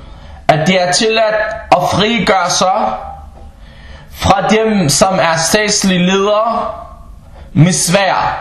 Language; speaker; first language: Danish; early bilingual, other home language; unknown